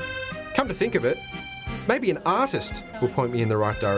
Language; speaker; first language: English; native; English